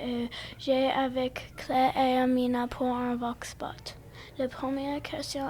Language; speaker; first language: French; non-native, local second language; English